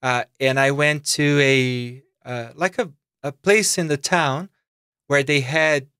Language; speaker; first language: English; non-native, fluent; Portuguese